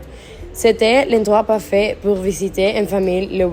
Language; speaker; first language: French; non-native, learner; Spanish